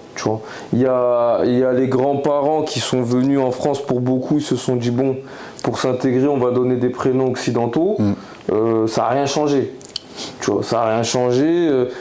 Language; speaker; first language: French; native; French